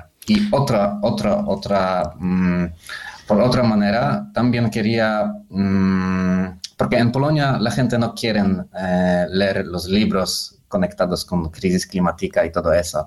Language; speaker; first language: Spanish; non-native, learner; Polish